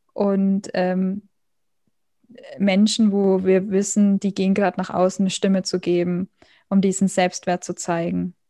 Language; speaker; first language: German; native; German